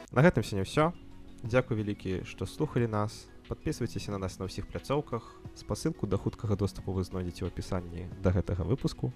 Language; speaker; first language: Belarusian; non-native, local second language; Russian